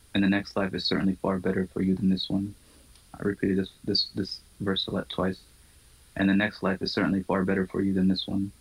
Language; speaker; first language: English; early bilingual, other home language; Somali